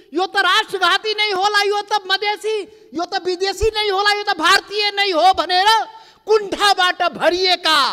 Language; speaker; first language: Nepali; non-native, local second language; Maithili